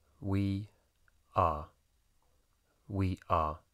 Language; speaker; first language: English; non-native, fluent; Spanish